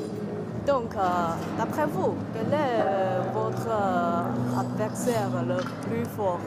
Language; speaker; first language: French; non-native, fluent; Chinese